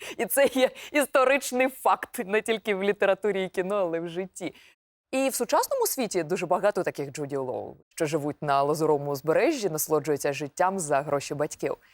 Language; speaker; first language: Ukrainian; native; Ukrainian